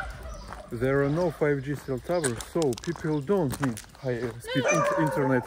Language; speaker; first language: English; non-native, learner; Russian